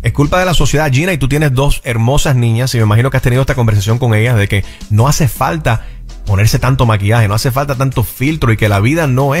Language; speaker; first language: Spanish; native; Spanish